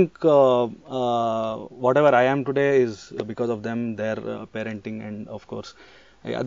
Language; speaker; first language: English; non-native, local second language; Kannada